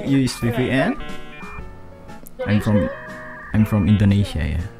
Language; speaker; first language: English; non-native, learner; Indonesian